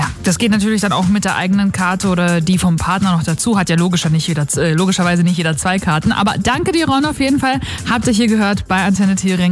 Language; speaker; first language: German; native; German